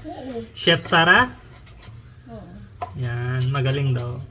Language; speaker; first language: Filipino; non-native, learner; Punjabi